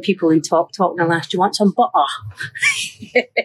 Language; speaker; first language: English; native; English